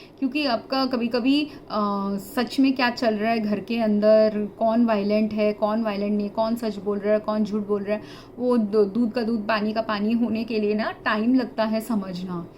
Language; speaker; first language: Hindi; early bilingual, heritage; Hindi